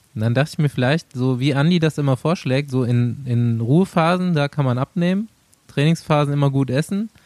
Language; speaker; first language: German; native; German